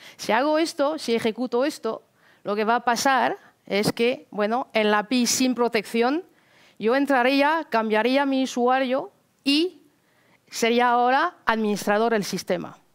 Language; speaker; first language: Spanish; non-native, fluent; French